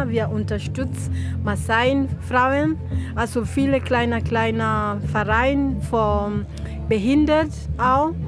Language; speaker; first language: German; non-native, learner; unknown